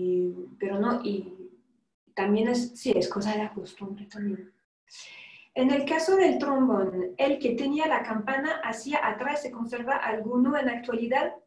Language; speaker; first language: Spanish; non-native, fluent; French